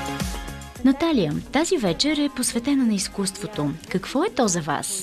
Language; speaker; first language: Bulgarian; native; Bulgarian